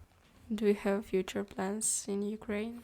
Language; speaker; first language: English; non-native, learner; Ukrainian